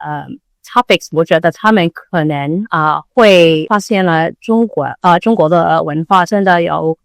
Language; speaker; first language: Chinese; non-native, learner; Cantonese